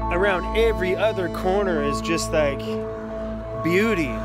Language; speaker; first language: English; native; English